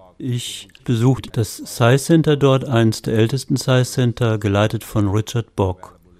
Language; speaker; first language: German; native; German